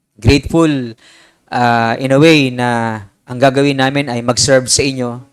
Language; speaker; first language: Filipino; native; Filipino